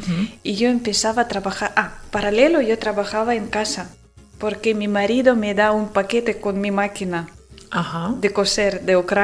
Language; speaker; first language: Spanish; non-native, learner; Ukrainian